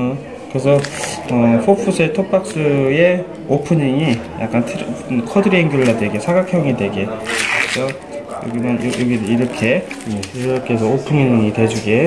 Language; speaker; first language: Korean; native; Korean